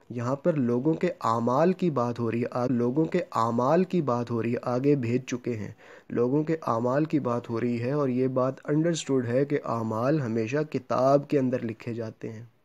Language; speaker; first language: Urdu; native; Urdu